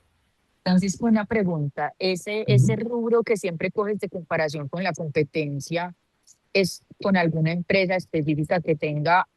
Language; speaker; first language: Spanish; native; Spanish